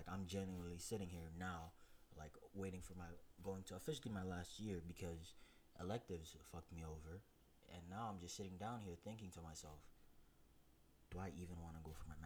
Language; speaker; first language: English; native; English